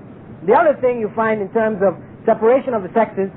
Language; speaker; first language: English; native; English